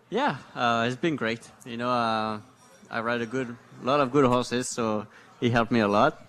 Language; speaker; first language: English; non-native, fluent; French